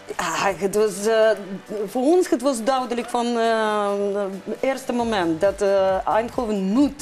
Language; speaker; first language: Dutch; non-native, fluent; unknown